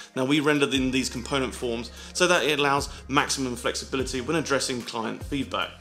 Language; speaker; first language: English; native; English